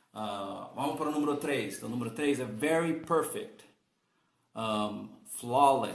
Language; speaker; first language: Portuguese; non-native, learner; English